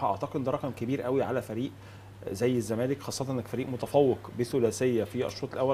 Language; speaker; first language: Arabic; native; Arabic